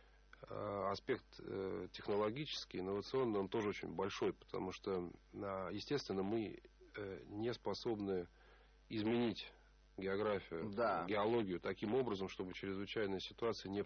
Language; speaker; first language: Russian; native; Russian